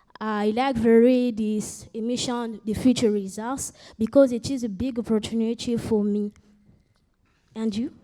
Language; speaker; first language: English; non-native, learner; French